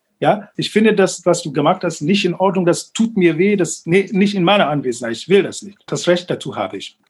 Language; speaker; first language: German; non-native, fluent; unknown